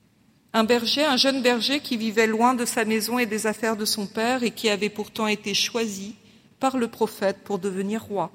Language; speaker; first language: French; native; French